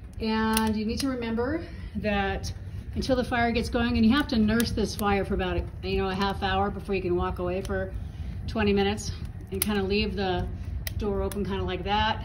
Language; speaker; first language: English; native; English